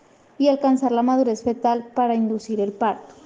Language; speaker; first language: Spanish; native; Spanish